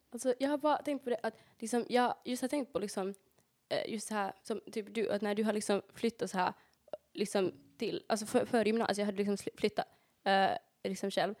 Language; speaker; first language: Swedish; native; Swedish